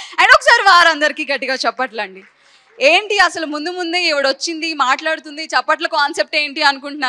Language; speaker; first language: Telugu; native; Telugu